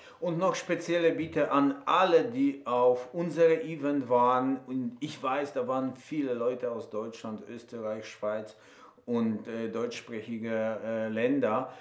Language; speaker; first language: German; non-native, fluent; Polish